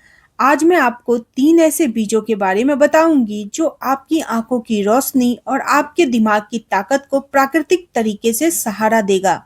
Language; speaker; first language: Hindi; native; Hindi